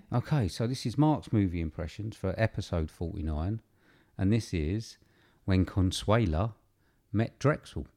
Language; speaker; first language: English; native; English